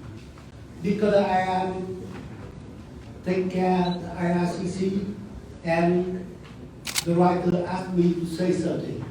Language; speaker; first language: English; non-native, learner; Vietnamese